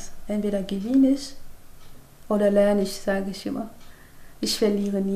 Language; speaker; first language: German; non-native, fluent; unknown